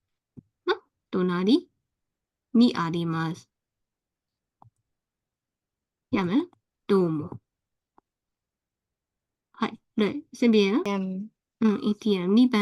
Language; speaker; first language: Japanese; non-native, fluent; Burmese